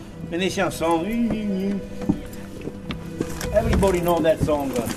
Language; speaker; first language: English; non-native, learner; Italian